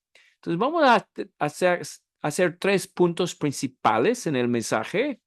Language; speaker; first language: Spanish; non-native, fluent; English